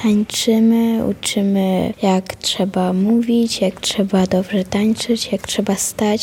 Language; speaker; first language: Ukrainian; early bilingual, heritage; Ukrainian